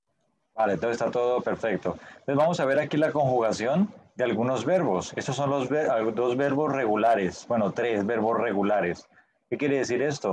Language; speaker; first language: Spanish; native; Spanish